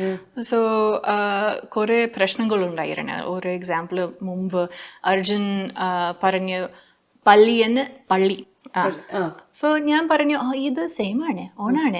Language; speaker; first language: Malayalam; non-native, learner; English